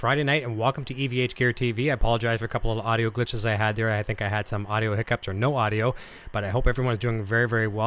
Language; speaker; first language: English; native; English